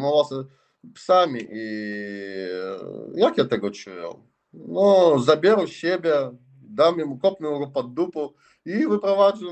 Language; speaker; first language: Polish; non-native, learner; Russian